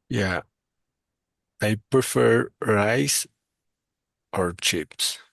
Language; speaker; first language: English; non-native, learner; Spanish